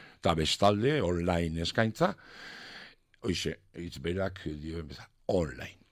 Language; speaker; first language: Basque; non-native, local second language; French